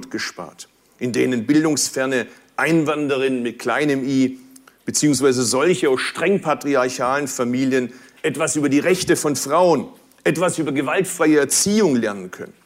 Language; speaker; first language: German; early bilingual, other home language; Turkish